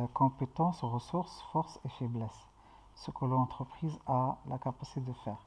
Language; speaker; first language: French; non-native, local second language; Arabic